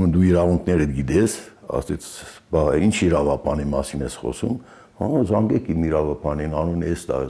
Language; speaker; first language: Armenian; early bilingual, heritage; Arabic